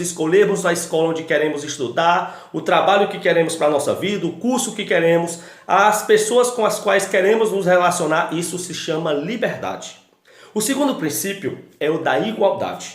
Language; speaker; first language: Portuguese; native; Portuguese